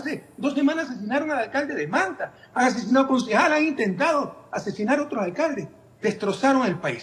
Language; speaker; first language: Spanish; native; Spanish